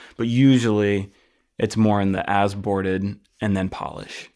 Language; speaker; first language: English; native; English